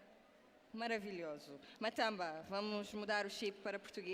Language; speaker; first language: Portuguese; non-native, local second language; Kabuverdianu